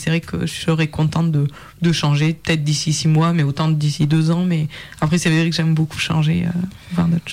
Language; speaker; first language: French; native; French